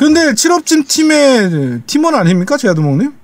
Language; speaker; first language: Korean; native; Korean